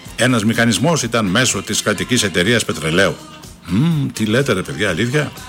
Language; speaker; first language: Greek; native; Greek